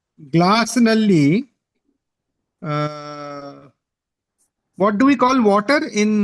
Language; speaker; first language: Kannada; non-native, learner; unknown